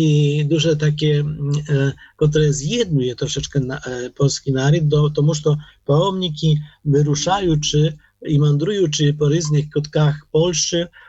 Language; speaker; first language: Polish; non-native, learner; Ukrainian